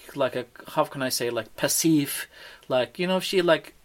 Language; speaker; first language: English; non-native, fluent; Turkish